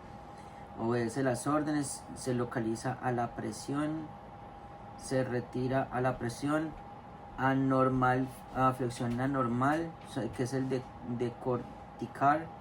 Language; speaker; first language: Spanish; native; Spanish